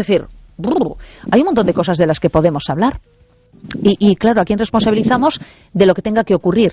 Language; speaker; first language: Spanish; native; Spanish